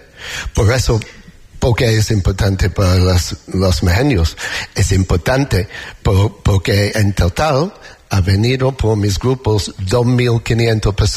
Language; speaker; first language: Spanish; non-native, learner; English